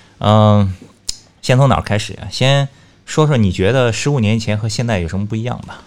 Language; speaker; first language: Chinese; native; Chinese